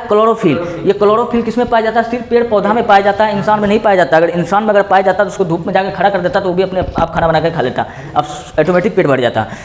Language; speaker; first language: Hindi; native; Hindi